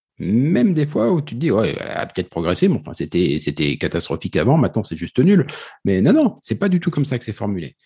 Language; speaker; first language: French; native; French